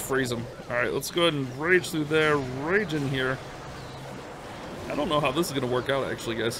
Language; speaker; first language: English; native; English